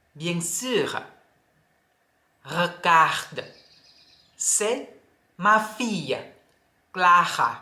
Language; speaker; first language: French; non-native, fluent; Thai